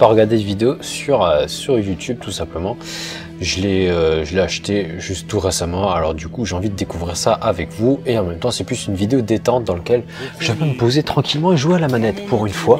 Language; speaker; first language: French; early bilingual, other home language; Vietnamese